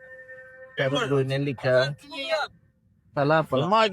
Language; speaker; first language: Tamil; native; Tamil